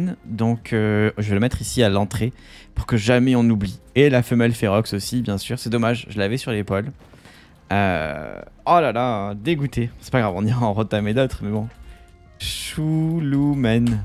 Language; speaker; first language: French; native; French